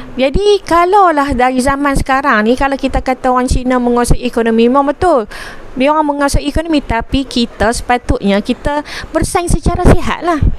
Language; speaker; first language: Malay; native; Malay